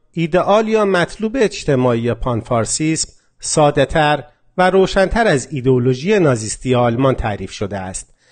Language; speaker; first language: Persian; non-native, local second language; Azerbaijani